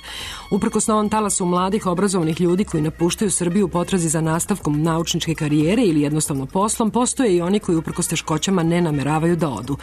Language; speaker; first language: Serbian; native; Serbian